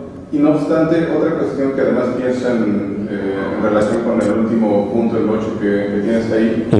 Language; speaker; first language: Spanish; native; Spanish